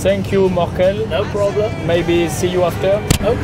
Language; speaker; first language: English; non-native, learner; French